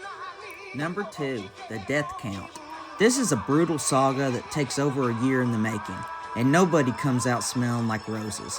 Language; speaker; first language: English; native; English